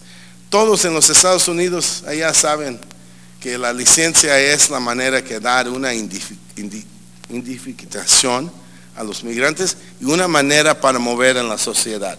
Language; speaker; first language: Spanish; early bilingual, heritage; English